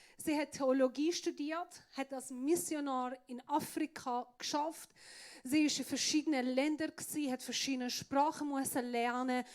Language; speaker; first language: German; non-native, fluent; Persian